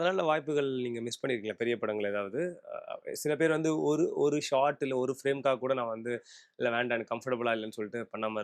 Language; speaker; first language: Tamil; native; Tamil